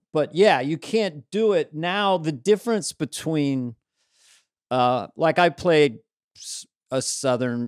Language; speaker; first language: English; native; English